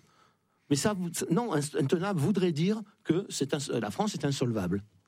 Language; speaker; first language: French; native; French